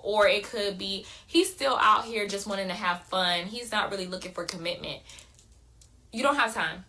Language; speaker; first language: English; native; English